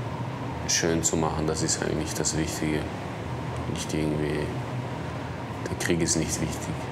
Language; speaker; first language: German; non-native, local second language; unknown